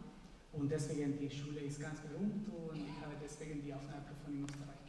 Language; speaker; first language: German; non-native, fluent; Spanish